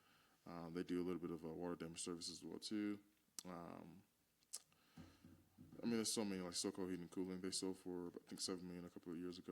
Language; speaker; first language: English; native; English